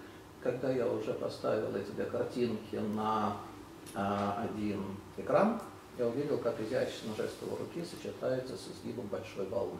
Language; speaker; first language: Russian; native; Russian